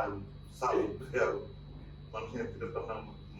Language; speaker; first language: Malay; non-native, local second language; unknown